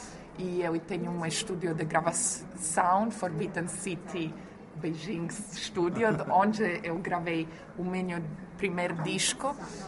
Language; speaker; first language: Portuguese; non-native, fluent; Croatian